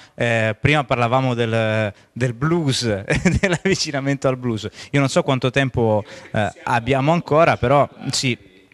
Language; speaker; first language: Italian; native; Italian